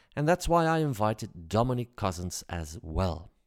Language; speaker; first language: English; non-native, fluent; Dutch